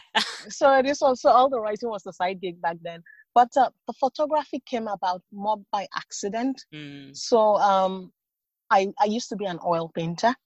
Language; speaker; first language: English; non-native, local second language; Yoruba